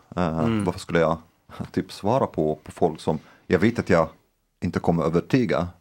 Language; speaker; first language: Swedish; non-native, fluent; Arabic